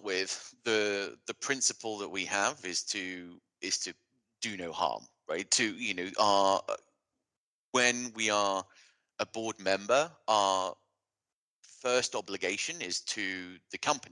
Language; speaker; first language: English; native; English